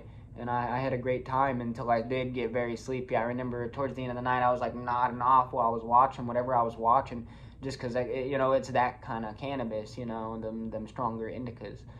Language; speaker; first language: English; native; English